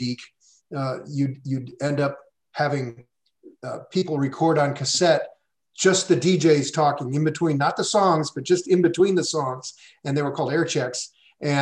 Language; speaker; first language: English; native; English